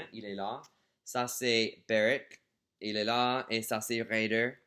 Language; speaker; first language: French; non-native, fluent; English